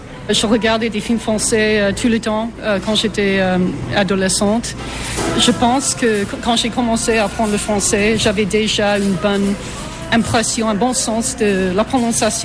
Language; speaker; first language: French; non-native, fluent; English